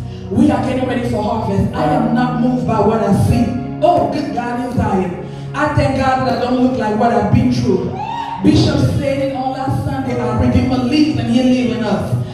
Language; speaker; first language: English; native; English